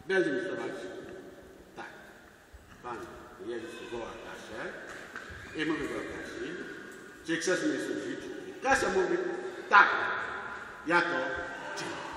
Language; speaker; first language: Polish; non-native, learner; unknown